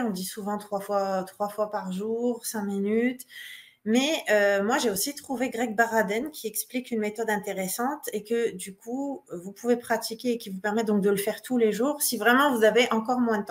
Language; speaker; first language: French; native; French